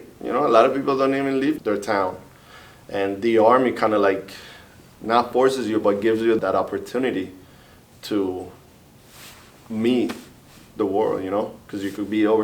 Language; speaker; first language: English; early bilingual, other home language; Spanish